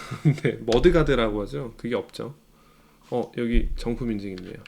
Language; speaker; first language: Korean; native; Korean